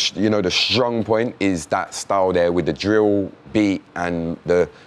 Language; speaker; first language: English; native; English